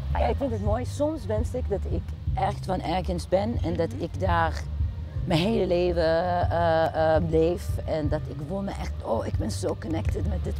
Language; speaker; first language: Dutch; non-native, fluent; Arabic